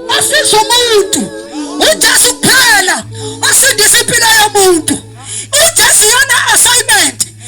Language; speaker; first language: Zulu; native; Zulu